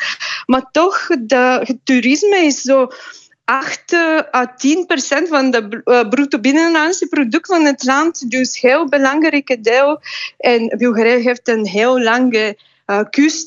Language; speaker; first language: Dutch; non-native, fluent; Bulgarian